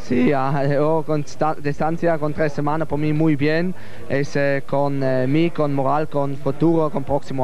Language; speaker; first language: Spanish; non-native, learner; Swiss German